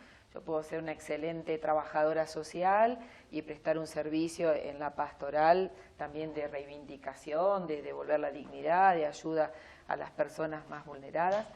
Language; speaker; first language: Spanish; native; Spanish